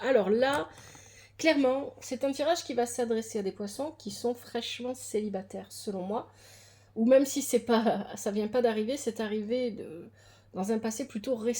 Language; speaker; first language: French; native; French